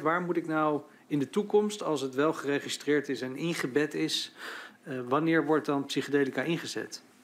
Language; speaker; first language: Dutch; native; Dutch